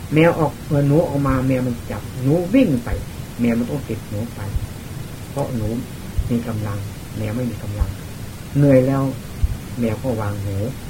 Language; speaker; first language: Thai; non-native, local second language; Lao